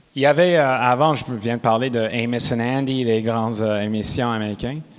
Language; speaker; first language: French; non-native, local second language; English